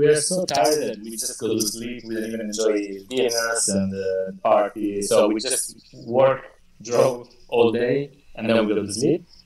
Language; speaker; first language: English; non-native, fluent; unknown